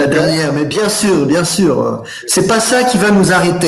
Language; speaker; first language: French; native; French